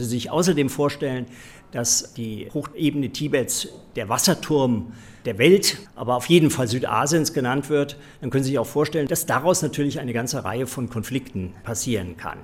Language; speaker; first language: German; native; German